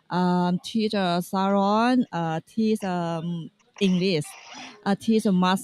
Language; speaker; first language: English; non-native, learner; Thai